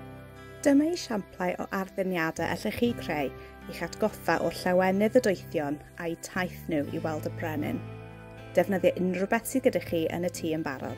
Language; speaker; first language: Welsh; native; Welsh